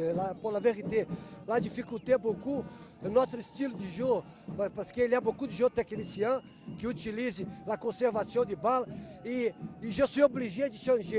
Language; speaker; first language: French; non-native, fluent; Portuguese